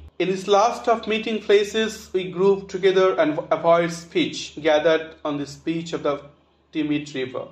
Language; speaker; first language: English; non-native, local second language; Bangla